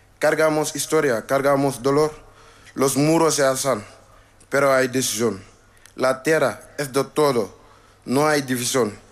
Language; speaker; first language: Spanish; non-native, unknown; Wolof